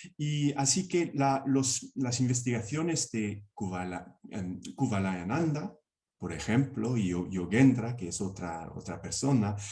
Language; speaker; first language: Spanish; non-native, fluent; English